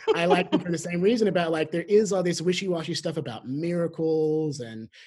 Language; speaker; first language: English; native; English